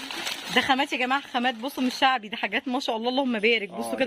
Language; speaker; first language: Arabic; native; Arabic